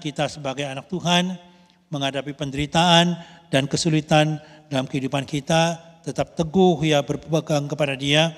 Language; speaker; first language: Indonesian; native; Indonesian